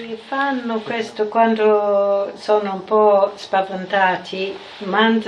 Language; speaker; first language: Italian; non-native, fluent; English